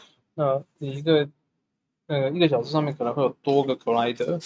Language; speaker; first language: Chinese; native; Chinese